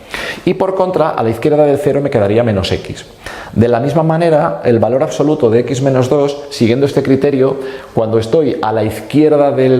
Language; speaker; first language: Spanish; native; Spanish